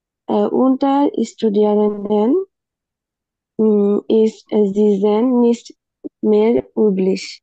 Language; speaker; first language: German; non-native, learner; Bangla